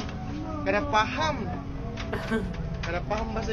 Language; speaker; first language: Indonesian; non-native, local second language; Banjar